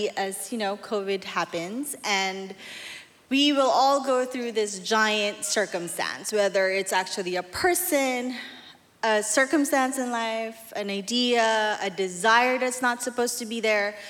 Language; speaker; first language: English; non-native, local second language; Filipino